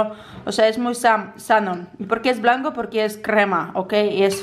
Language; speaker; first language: Spanish; non-native, learner; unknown